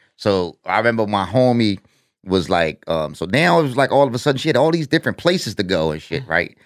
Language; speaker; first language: English; native; English